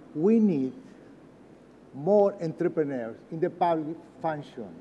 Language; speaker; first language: English; non-native, learner; Spanish